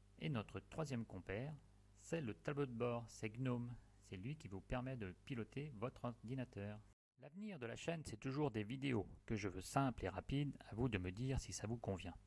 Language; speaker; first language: French; native; French